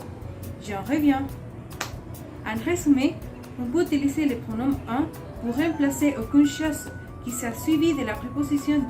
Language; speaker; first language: French; non-native, learner; Spanish